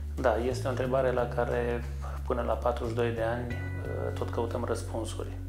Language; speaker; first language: Romanian; native; Romanian